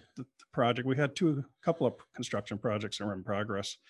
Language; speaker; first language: English; native; English